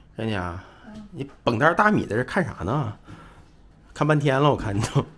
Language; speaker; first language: Chinese; native; Chinese